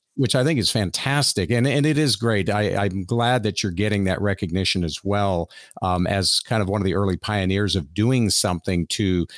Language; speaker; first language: English; native; English